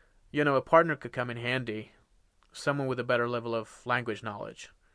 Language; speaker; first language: English; non-native, fluent; Persian